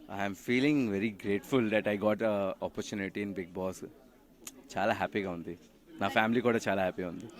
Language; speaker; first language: Telugu; non-native, learner; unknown